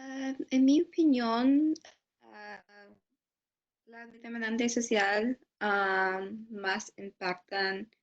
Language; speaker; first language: Spanish; non-native, learner; English